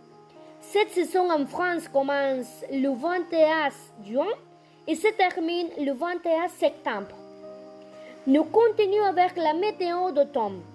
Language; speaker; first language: French; non-native, learner; Spanish